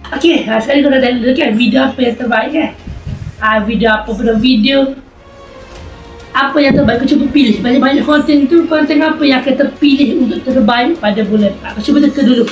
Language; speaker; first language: Malay; native; Malay